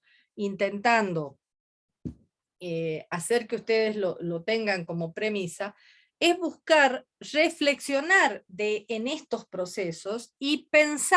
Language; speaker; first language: Spanish; native; Spanish